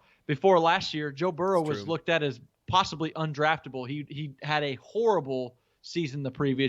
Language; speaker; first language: English; native; English